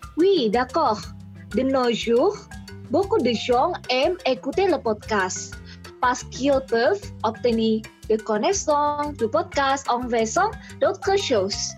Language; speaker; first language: French; non-native, learner; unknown